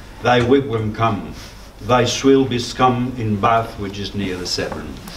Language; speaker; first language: English; non-native, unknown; Catalan